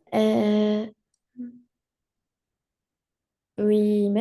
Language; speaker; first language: English; non-native, learner; French